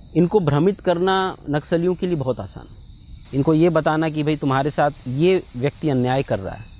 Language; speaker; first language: Hindi; native; Hindi